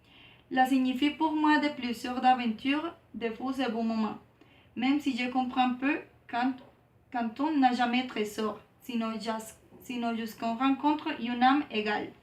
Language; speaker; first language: French; non-native, learner; Spanish